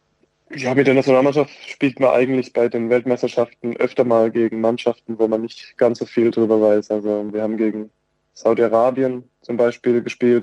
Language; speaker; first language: German; native; German